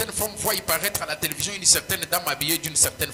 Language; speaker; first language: French; non-native, local second language; Swahili